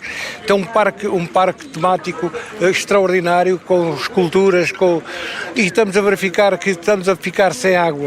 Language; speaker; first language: Portuguese; native; Portuguese